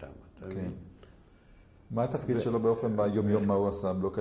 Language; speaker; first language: Hebrew; native; Hebrew